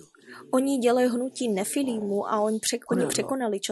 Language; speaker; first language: Czech; non-native, fluent; Korean